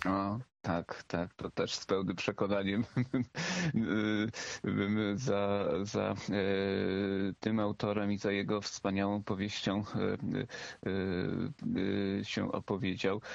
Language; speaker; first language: Polish; native; Polish